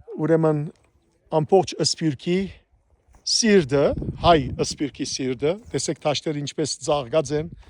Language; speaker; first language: Armenian; early bilingual, heritage; Armenian